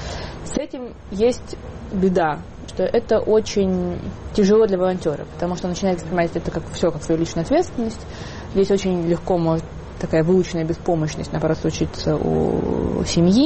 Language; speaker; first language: Russian; native; Russian